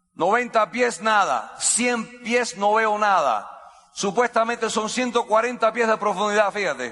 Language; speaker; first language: Spanish; non-native, fluent; English